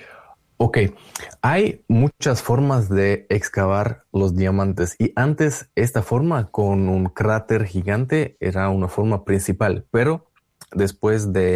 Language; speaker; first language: Spanish; non-native, learner; Russian